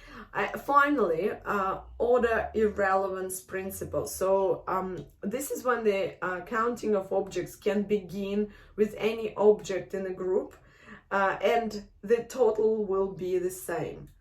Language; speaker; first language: English; non-native, fluent; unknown